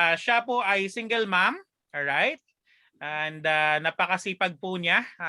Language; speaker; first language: Filipino; non-native, local second language; Hiligaynon